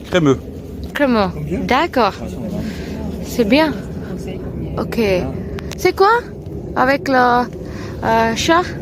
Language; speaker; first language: French; non-native, learner; Tamil